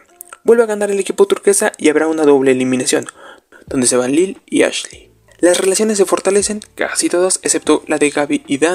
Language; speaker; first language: Spanish; native; Spanish